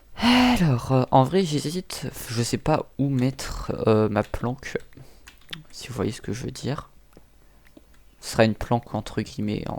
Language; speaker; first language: French; native; French